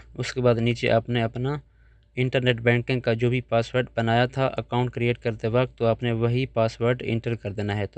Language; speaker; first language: Urdu; non-native, local second language; Punjabi